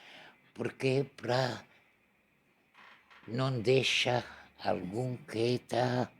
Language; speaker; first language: Portuguese; non-native, learner; Arabic